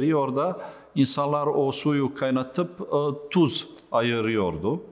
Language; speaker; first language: Turkish; non-native, fluent; Serbian